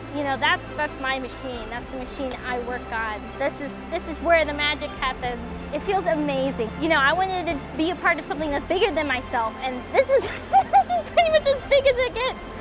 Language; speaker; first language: English; native; English